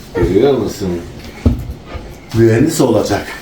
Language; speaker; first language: Turkish; native; Turkish